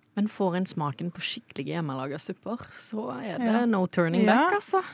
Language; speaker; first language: Norwegian; non-native, fluent; Filipino